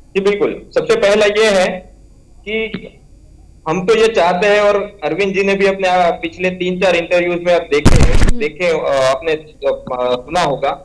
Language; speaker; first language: Hindi; non-native, local second language; Gujarati